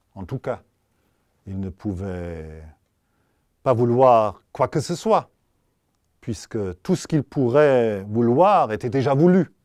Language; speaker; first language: French; non-native, fluent; German